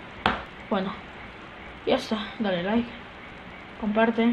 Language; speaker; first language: Spanish; native; Spanish